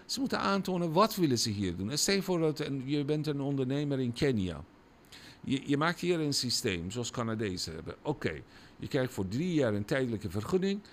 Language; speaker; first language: Dutch; non-native, fluent; Persian